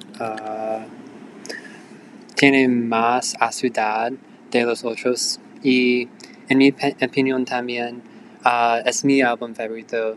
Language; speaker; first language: Spanish; non-native, learner; English